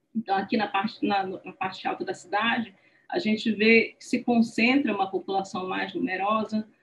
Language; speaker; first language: Portuguese; native; Portuguese